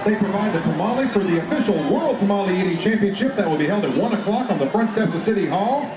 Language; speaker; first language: English; native; English